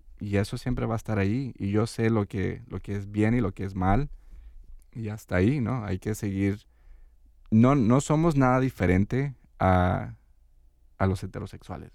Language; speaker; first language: Spanish; early bilingual, heritage; Spanish